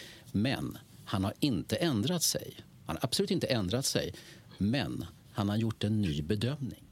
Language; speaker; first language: Swedish; native; Swedish